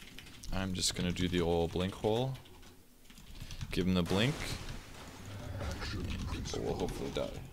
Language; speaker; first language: English; native; English